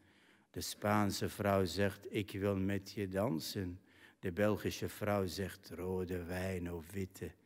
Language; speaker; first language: Dutch; non-native, fluent; Arabic